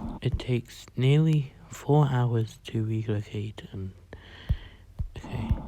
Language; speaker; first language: English; native; English